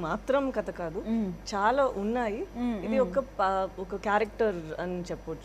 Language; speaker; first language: Telugu; non-native, fluent; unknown